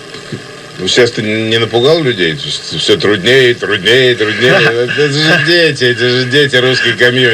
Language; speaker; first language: Russian; native; Russian